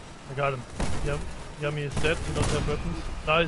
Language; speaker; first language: English; non-native, learner; German